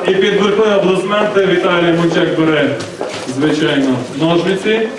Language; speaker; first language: Ukrainian; native; Ukrainian